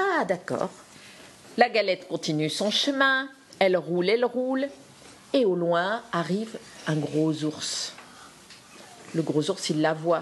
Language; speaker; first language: French; native; French